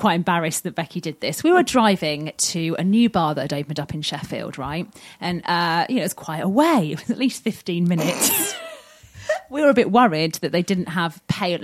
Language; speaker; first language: English; native; English